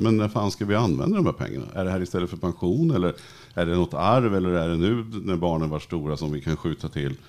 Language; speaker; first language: Swedish; native; Swedish